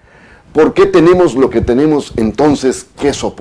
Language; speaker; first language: Spanish; native; Spanish